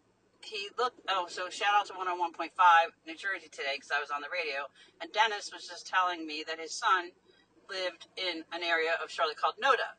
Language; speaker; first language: English; native; English